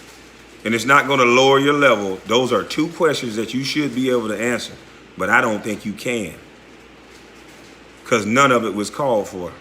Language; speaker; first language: English; native; English